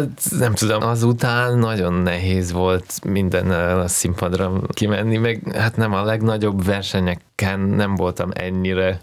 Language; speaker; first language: Hungarian; early bilingual, heritage; Hungarian